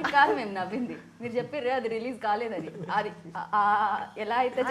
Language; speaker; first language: Telugu; native; Telugu